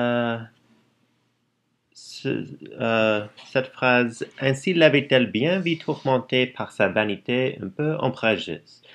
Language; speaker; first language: French; non-native, learner; English